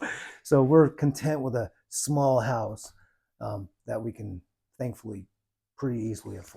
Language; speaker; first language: English; native; English